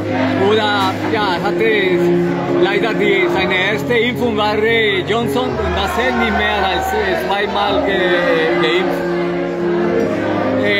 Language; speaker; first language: German; non-native, fluent; Spanish